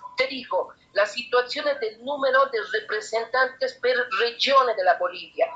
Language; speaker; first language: Italian; non-native, learner; Spanish